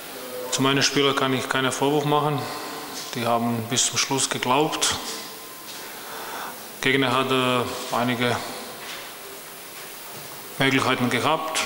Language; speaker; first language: German; non-native, fluent; Croatian